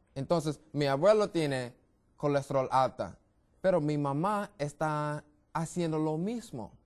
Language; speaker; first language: Spanish; non-native, learner; English